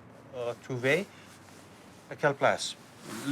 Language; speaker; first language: French; non-native, learner; English